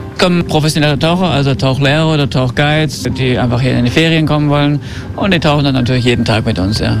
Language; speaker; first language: German; early bilingual, heritage; German